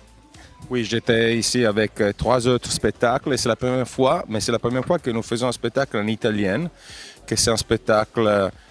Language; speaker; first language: French; non-native, fluent; Italian